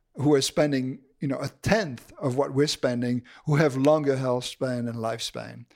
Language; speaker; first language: English; non-native, fluent; French